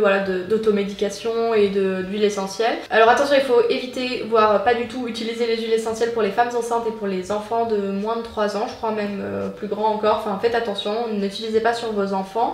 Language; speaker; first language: French; native; French